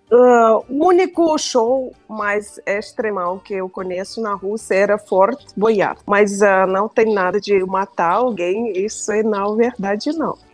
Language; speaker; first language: Portuguese; non-native, fluent; Russian